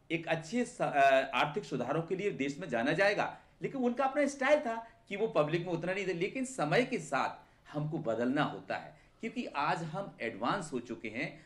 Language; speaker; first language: Hindi; native; Hindi